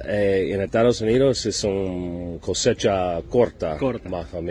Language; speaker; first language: Spanish; non-native, learner; English